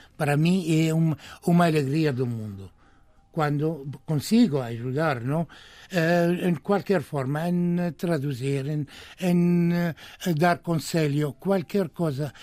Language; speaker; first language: Portuguese; non-native, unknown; Arabic